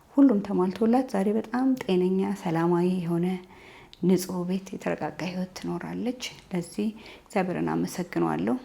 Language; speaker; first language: Amharic; native; Amharic